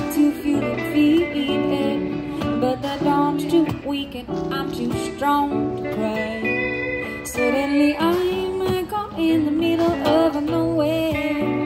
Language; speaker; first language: English; native; English